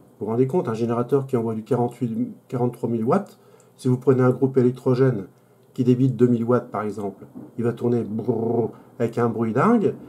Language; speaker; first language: French; native; French